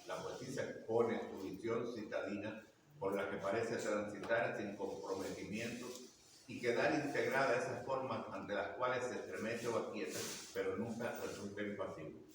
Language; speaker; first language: Spanish; native; Spanish